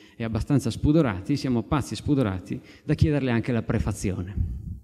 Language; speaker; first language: Italian; native; Italian